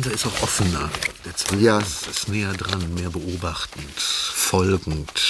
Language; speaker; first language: German; native; German